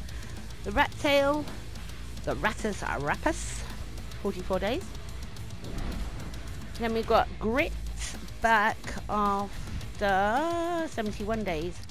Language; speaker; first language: English; native; English